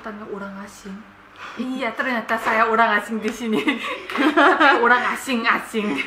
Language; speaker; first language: Indonesian; non-native, learner; Korean